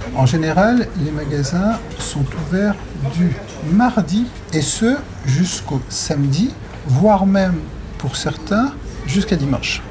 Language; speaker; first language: French; native; French